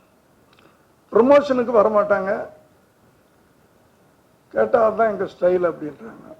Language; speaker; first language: Tamil; native; Tamil